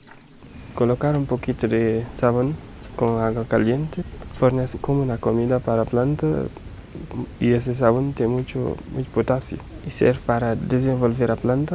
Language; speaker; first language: Spanish; non-native, learner; Portuguese